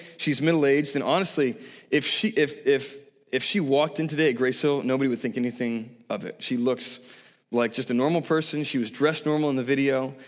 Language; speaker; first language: English; native; English